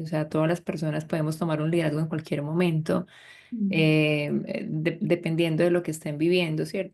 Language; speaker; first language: Spanish; native; Spanish